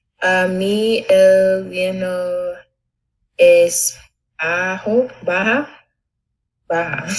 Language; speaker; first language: Spanish; non-native, learner; English